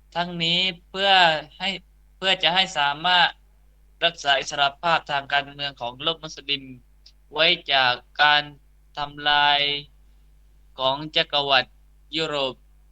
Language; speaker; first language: Thai; non-native, local second language; Pattani Malay